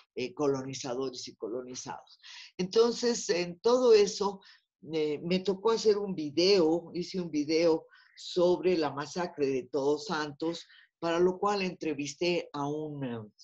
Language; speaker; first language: Spanish; native; Spanish